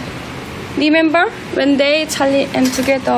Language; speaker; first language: English; non-native, learner; Korean